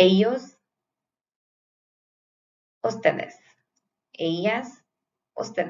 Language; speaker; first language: Spanish; non-native, fluent; Hindi